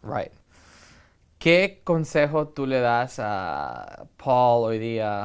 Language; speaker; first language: Spanish; early bilingual, heritage; Spanish